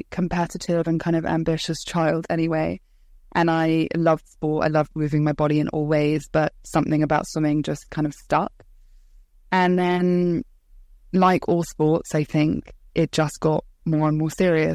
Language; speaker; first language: English; native; English